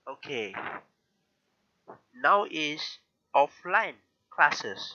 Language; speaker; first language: English; non-native, learner; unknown